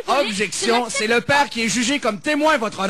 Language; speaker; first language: French; native; French